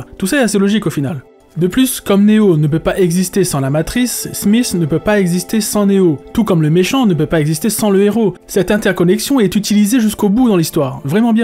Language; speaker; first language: French; native; French